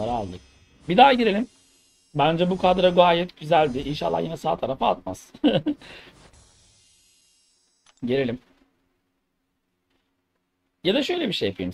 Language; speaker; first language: Turkish; native; Turkish